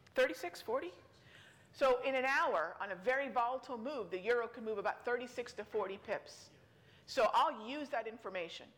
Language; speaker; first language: English; native; English